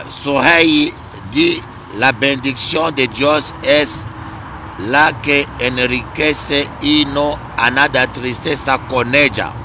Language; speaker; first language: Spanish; non-native, learner; Lingala